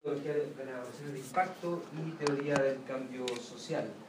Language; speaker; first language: Spanish; native; Spanish